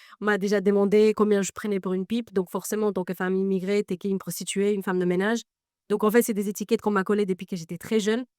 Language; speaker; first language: French; non-native, fluent; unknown